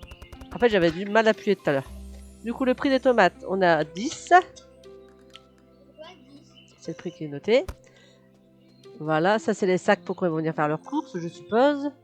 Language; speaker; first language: French; native; French